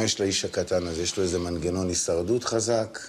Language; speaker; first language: Hebrew; native; Hebrew